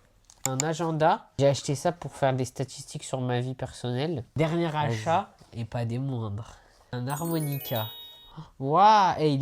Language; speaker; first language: French; native; French